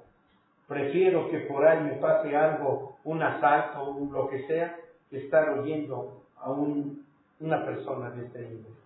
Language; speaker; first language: Spanish; native; Spanish